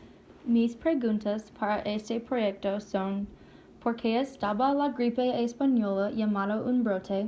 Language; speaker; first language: Spanish; non-native, learner; English